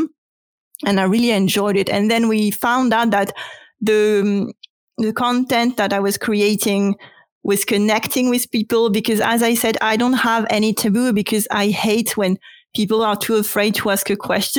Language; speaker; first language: English; non-native, fluent; French